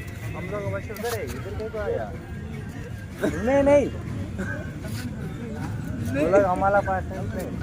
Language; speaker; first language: Hindi; non-native, local second language; Telugu